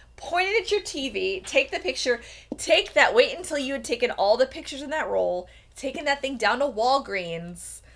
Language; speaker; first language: English; native; English